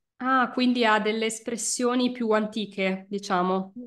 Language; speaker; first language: Italian; native; Italian